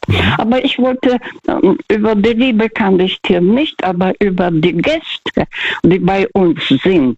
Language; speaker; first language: German; non-native, fluent; Russian